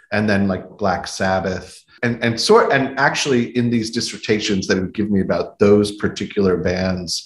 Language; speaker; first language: English; native; English